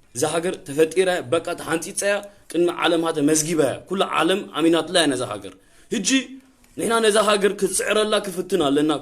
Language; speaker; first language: Tigrinya; early bilingual, heritage; Tigrinya